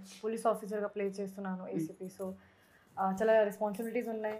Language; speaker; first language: Telugu; non-native, fluent; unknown